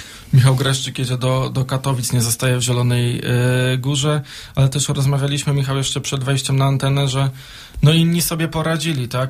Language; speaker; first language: Polish; native; Polish